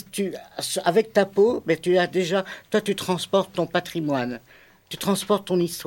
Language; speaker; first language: French; native; French